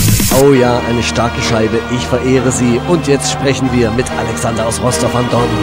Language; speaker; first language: German; native; German